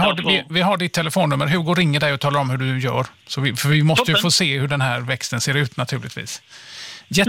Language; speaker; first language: Swedish; native; Swedish